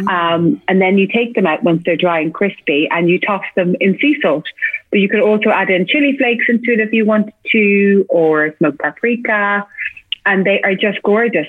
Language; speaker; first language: English; native; English